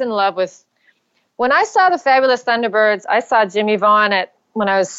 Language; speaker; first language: English; native; English